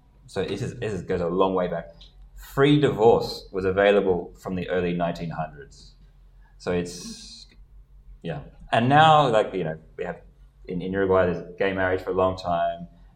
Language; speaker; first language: English; native; English